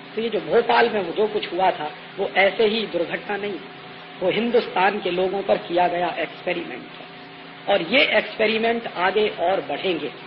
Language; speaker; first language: Hindi; native; Hindi